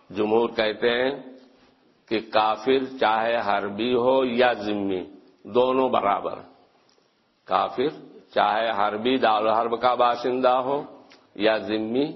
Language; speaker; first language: Urdu; native; Urdu